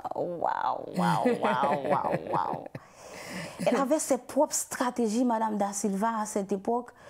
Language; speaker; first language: French; non-native, local second language; Haitian Creole